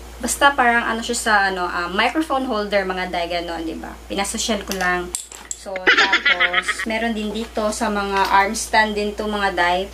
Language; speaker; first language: Filipino; native; Filipino